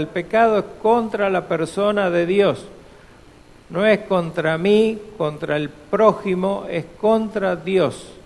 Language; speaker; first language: Spanish; native; Spanish